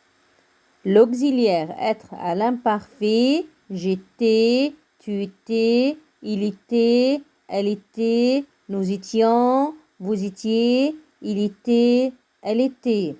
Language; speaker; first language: French; non-native, fluent; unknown